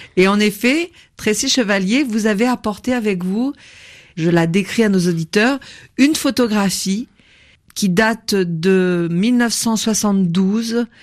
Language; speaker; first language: French; native; French